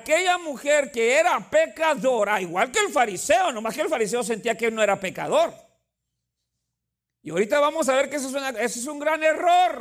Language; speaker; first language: Spanish; native; Spanish